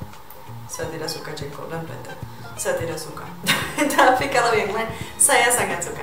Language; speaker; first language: Indonesian; non-native, fluent; Czech